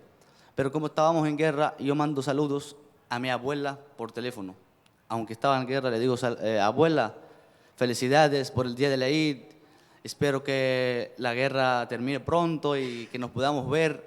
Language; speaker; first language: Spanish; non-native, fluent; Arabic